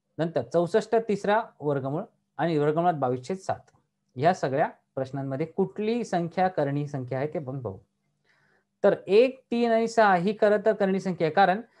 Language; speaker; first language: Marathi; native; Marathi